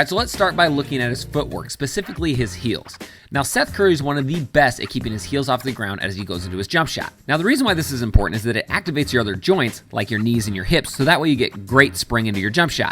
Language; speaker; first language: English; native; English